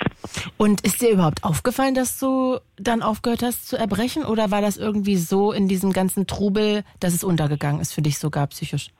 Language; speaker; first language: German; native; German